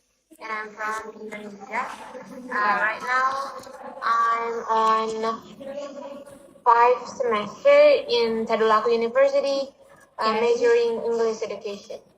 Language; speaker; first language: English; non-native, fluent; Indonesian